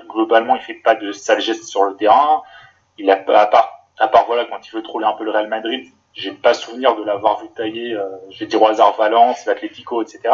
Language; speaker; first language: French; native; French